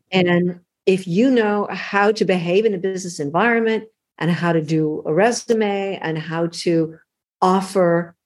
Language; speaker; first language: English; native; English